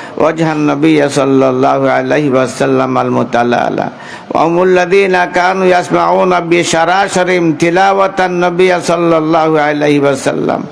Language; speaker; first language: Arabic; non-native, fluent; Bangla